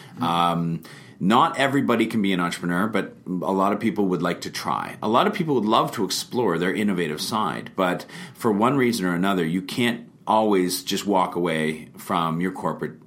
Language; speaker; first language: English; native; English